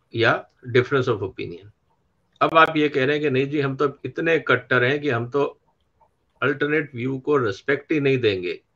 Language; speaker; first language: Hindi; native; Hindi